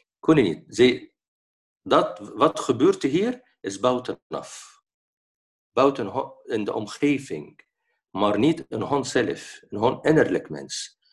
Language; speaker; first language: Dutch; non-native, fluent; Arabic